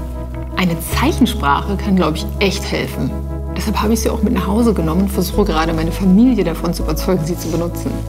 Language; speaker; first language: German; native; German